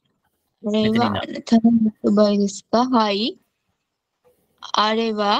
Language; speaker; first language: Japanese; non-native, learner; Sinhala